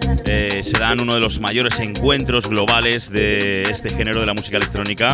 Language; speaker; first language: Spanish; native; Spanish